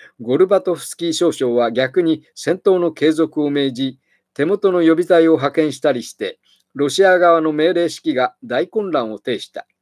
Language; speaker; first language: Japanese; native; Japanese